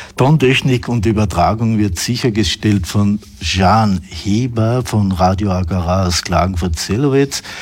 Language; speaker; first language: German; native; German